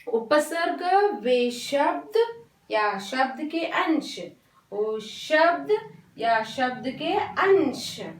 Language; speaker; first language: Hindi; non-native, local second language; Kannada